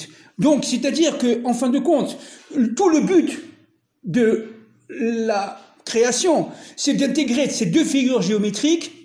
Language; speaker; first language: French; native; French